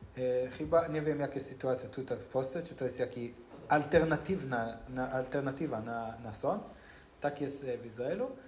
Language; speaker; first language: Polish; non-native, learner; Hebrew